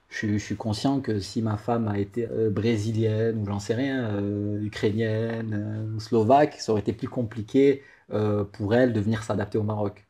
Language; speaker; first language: French; native; French